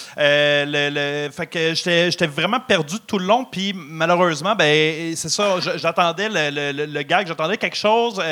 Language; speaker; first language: French; native; French